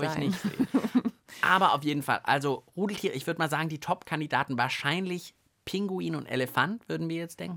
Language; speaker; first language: German; native; German